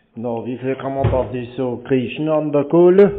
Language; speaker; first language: German; native; German